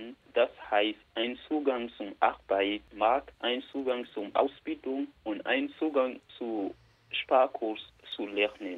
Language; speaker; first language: German; non-native, learner; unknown